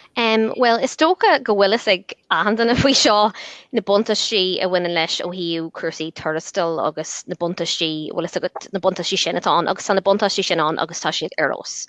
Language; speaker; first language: Irish; non-native, local second language; English